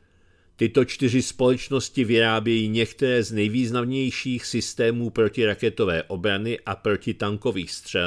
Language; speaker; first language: Czech; native; Czech